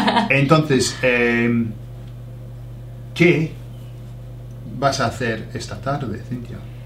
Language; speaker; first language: Spanish; non-native, fluent; English